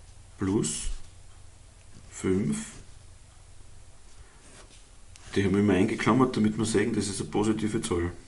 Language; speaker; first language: German; native; German